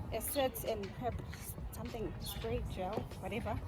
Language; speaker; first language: English; non-native, local second language; Zulu